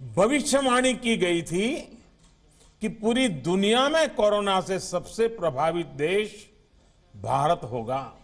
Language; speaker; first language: Hindi; native; Hindi